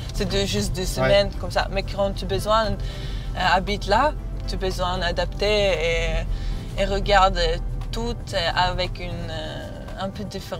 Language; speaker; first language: French; non-native, learner; Serbian